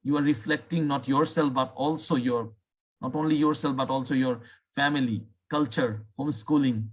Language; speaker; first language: English; non-native, local second language; Bangla